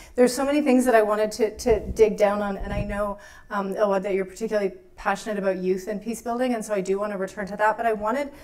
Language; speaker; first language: English; native; English